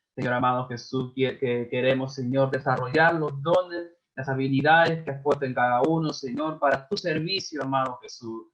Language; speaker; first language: Spanish; native; Spanish